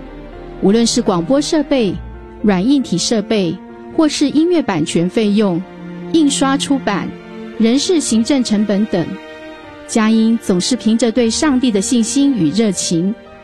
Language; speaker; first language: Chinese; native; Chinese